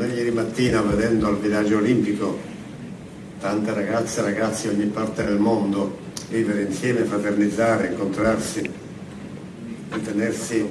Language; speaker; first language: Italian; native; Italian